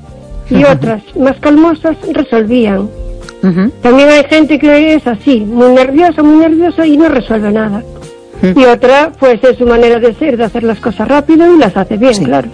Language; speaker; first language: Spanish; native; Spanish